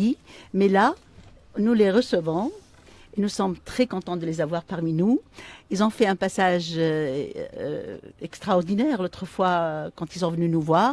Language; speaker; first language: French; non-native, local second language; Arabic